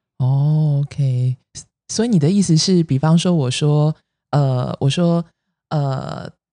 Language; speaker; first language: Chinese; native; Chinese